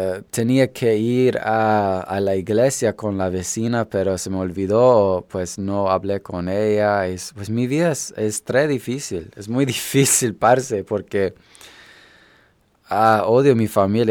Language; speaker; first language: Spanish; non-native, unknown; English